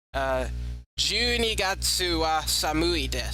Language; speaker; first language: Japanese; non-native, learner; English